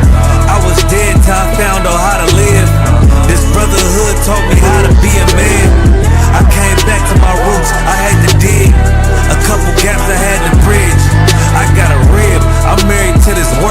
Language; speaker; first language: English; native; English